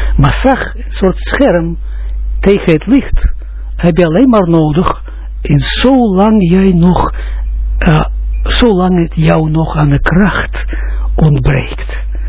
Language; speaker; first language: Dutch; non-native, fluent; Russian